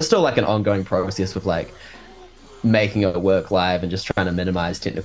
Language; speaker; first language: English; native; English